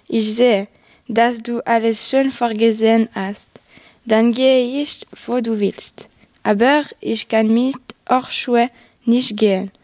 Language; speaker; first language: German; non-native, learner; French